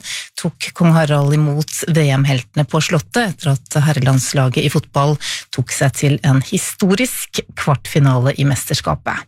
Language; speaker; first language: Norwegian; native; Norwegian